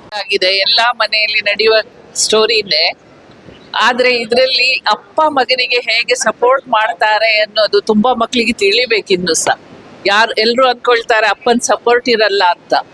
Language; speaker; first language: Kannada; non-native, local second language; Konkani